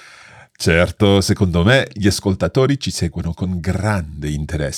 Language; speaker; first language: Italian; non-native, fluent; English